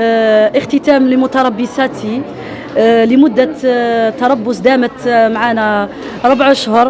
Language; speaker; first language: Arabic; native; Arabic